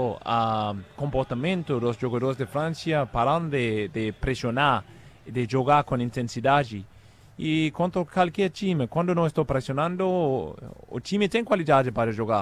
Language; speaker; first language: Portuguese; non-native, fluent; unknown